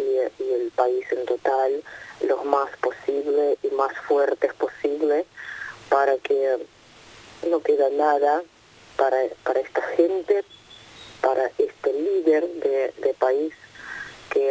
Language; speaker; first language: Spanish; non-native, fluent; Ukrainian